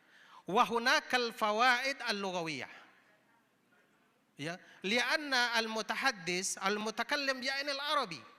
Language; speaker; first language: Arabic; non-native, fluent; Indonesian